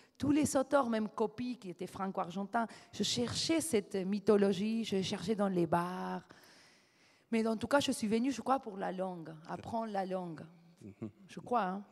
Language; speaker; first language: French; non-native, fluent; Spanish